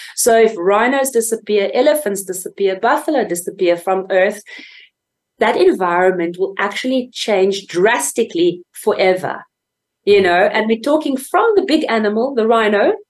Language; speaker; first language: English; native; English